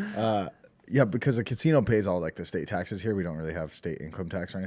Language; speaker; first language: English; native; English